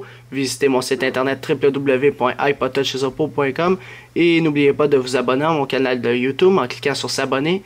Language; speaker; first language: French; native; French